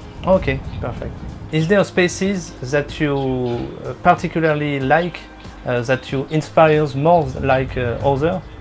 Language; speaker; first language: English; non-native, learner; French